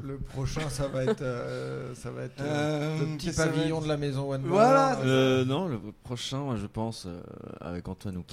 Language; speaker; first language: French; native; French